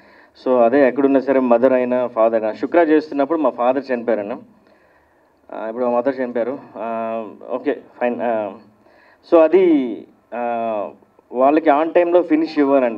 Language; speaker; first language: Telugu; native; Telugu